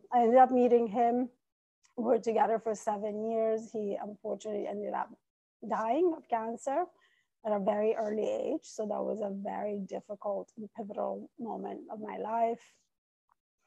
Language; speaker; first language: English; non-native, fluent; Italian